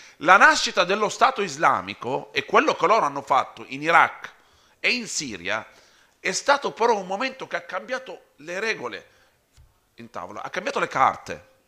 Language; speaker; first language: Italian; non-native, fluent; Arabic